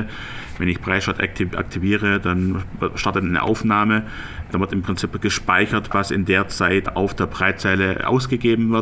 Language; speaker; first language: German; native; German